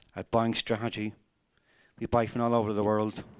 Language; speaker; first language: English; native; English